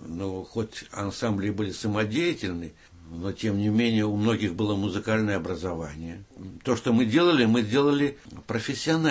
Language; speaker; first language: Russian; native; Russian